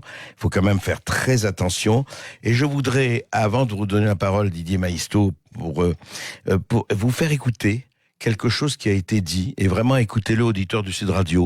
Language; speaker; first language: French; native; French